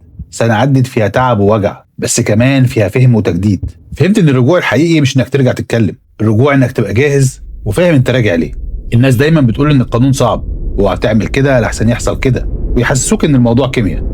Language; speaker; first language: Arabic; native; Arabic